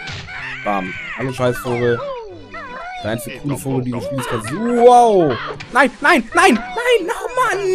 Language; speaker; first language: German; native; German